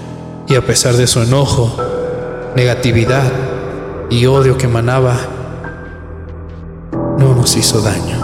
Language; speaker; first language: Spanish; native; Spanish